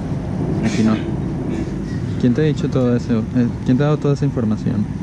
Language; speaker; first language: Spanish; native; Spanish